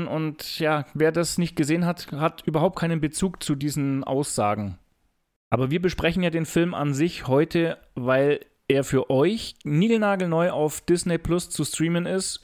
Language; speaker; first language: German; native; German